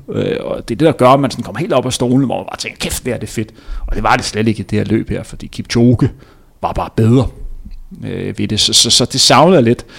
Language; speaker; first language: Danish; native; Danish